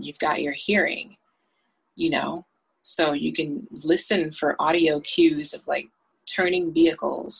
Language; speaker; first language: English; native; English